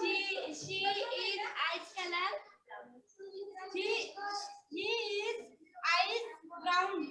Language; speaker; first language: English; non-native, learner; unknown